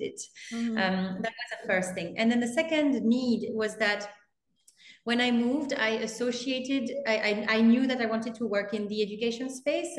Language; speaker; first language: English; non-native, fluent; French